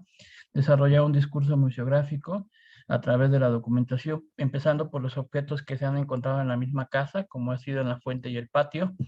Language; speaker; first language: Spanish; native; Spanish